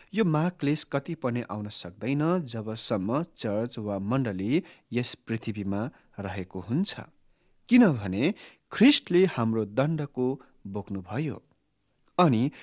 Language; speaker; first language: Nepali; native; Nepali